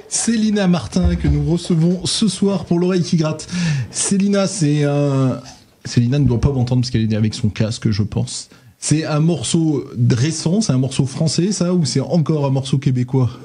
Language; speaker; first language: French; native; French